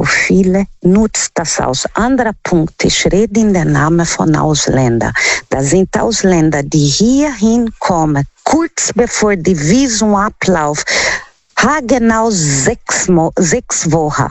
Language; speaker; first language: German; non-native, learner; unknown